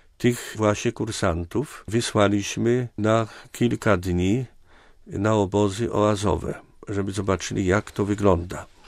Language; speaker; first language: Polish; native; Polish